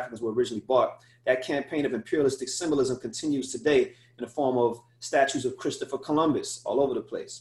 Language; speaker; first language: English; native; English